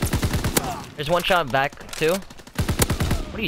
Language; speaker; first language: English; native; English